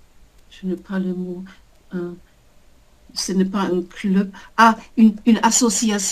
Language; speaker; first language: French; non-native, learner; German